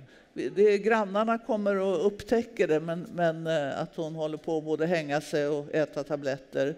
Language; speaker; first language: Swedish; native; Swedish